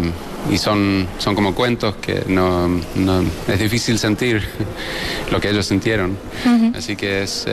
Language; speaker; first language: Spanish; early bilingual, heritage; Spanish